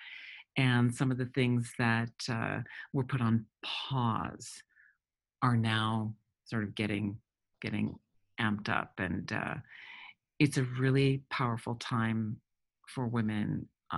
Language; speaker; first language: English; early bilingual, other home language; French